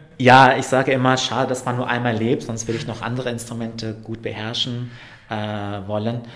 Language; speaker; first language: German; early bilingual, other home language; Vietnamese